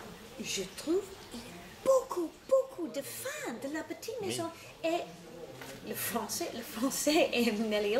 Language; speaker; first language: French; non-native, learner; English